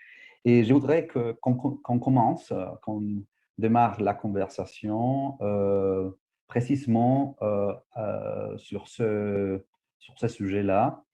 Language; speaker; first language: French; non-native, fluent; Spanish